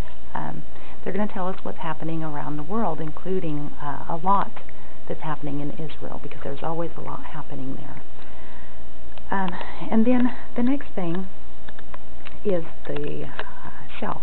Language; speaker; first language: English; native; English